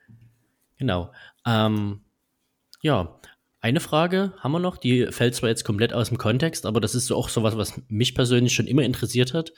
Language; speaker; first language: German; native; German